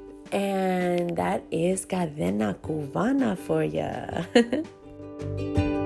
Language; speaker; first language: English; early bilingual, other home language; Spanish